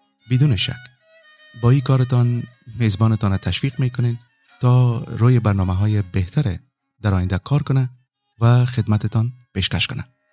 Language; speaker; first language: Persian; native; Persian